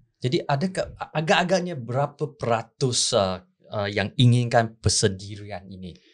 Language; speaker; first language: Malay; non-native, local second language; Chinese